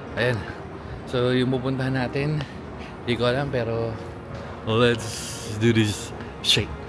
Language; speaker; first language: Filipino; native; Filipino